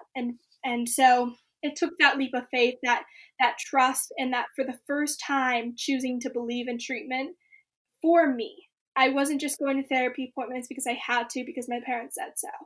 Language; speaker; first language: English; native; English